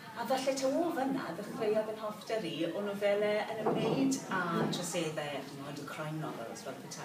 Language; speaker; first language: Welsh; native; Welsh